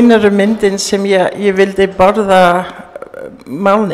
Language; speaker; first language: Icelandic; early bilingual, heritage; English